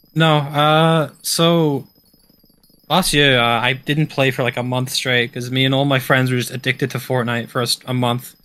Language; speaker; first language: English; native; English